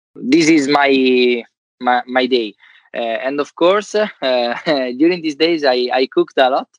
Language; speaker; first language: English; non-native, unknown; Italian